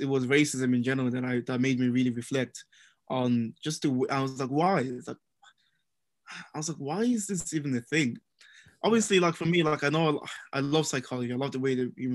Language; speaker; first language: English; native; English